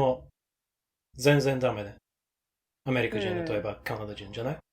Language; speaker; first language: Japanese; non-native, learner; English